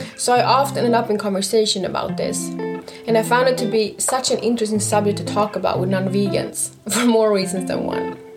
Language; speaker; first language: English; non-native, fluent; Swedish